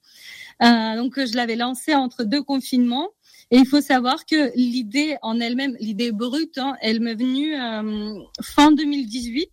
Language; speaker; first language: French; native; French